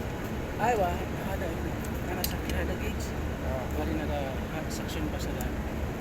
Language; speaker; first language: Arabic; non-native, learner; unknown